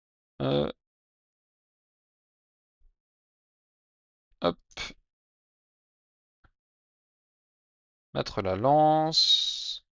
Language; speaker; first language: French; native; French